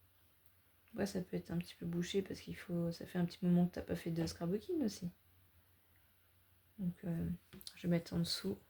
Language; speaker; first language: French; native; French